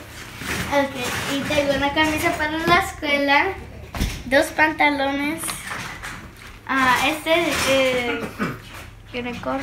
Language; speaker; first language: Spanish; early bilingual, heritage; Spanish